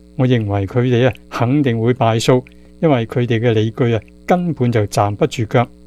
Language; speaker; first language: Chinese; non-native, local second language; Cantonese